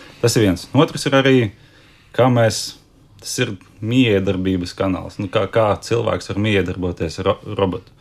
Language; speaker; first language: Latvian; native; Latvian